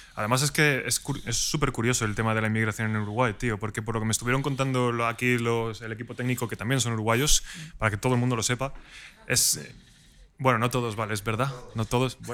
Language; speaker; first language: Spanish; native; Spanish